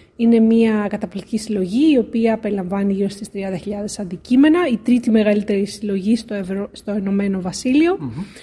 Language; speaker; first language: Greek; native; Greek